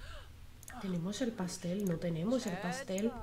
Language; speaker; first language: Spanish; native; Spanish